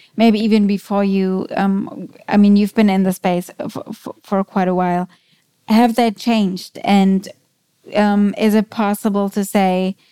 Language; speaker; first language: English; non-native, fluent; German